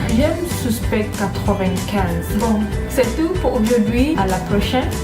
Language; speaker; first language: French; non-native, learner; Swahili